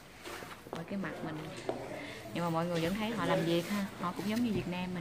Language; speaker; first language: Vietnamese; native; Vietnamese